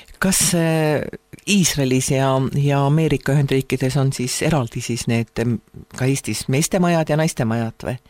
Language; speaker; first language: Estonian; native; Estonian